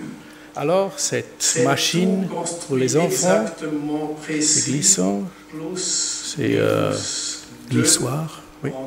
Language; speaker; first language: French; non-native, learner; German